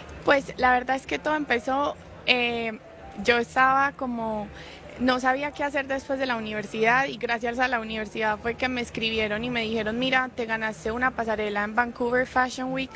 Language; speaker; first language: Spanish; native; Spanish